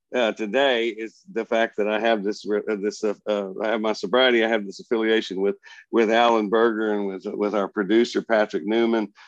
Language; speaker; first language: English; native; English